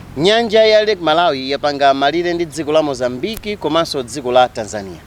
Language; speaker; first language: Nyanja; native; Nyanja